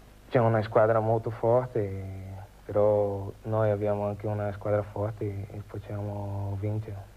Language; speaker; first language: Italian; non-native, learner; Portuguese